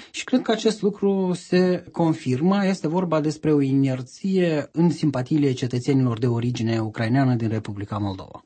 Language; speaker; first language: Romanian; native; Romanian